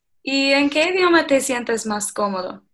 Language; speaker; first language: Spanish; early bilingual, other home language; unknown